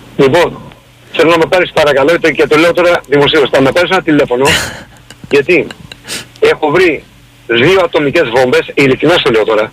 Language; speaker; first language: Greek; early bilingual, heritage; Greek